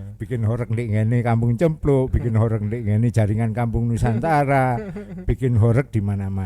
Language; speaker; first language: Indonesian; non-native, local second language; Javanese